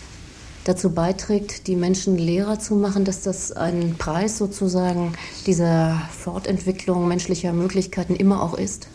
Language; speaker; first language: German; native; German